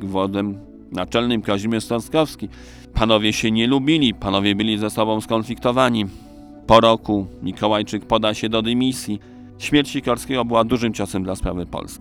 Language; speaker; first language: Polish; native; Polish